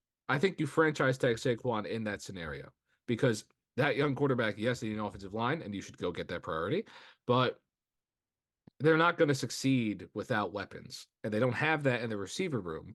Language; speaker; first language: English; native; English